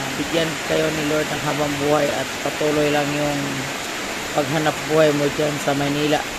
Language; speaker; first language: Filipino; non-native, local second language; Cebuano